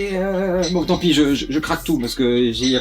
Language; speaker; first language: French; native; French